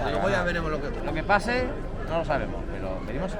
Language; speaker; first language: Spanish; native; Spanish